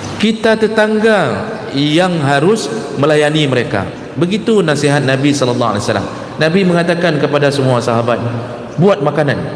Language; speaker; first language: Malay; non-native, local second language; Achinese